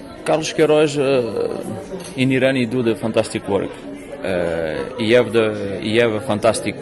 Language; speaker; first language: English; non-native, learner; Portuguese